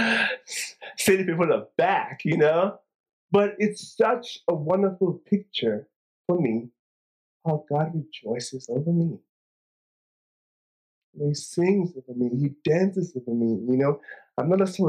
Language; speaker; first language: English; non-native, local second language; Igbo